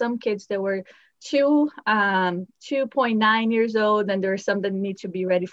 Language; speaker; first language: English; non-native, fluent; Portuguese